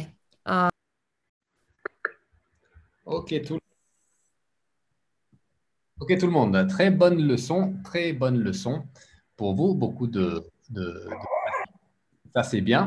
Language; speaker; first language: French; non-native, learner; English